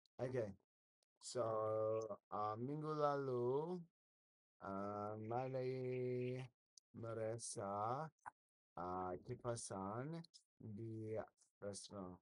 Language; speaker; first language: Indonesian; non-native, learner; English